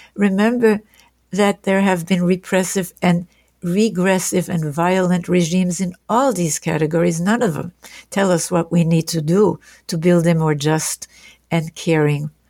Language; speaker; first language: English; non-native, fluent; German